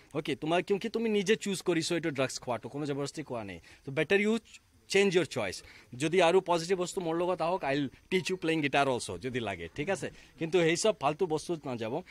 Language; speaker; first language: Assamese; non-native, fluent; Hindi